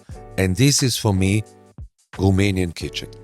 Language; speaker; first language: English; non-native, learner; German